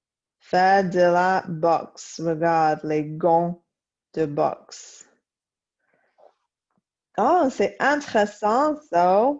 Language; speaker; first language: French; non-native, fluent; English